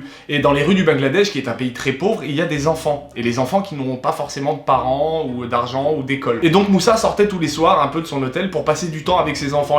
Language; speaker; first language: French; native; French